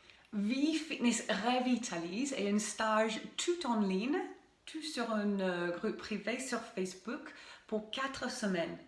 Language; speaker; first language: French; non-native, fluent; English